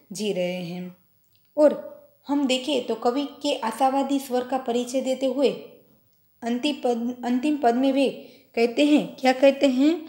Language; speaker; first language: Hindi; non-native, local second language; Gujarati